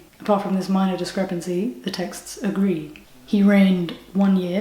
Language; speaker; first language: English; native; English